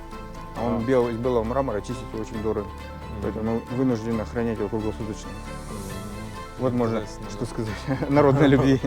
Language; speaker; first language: Russian; native; Russian